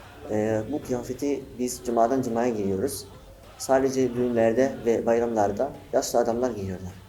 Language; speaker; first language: Turkish; non-native, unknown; Arabic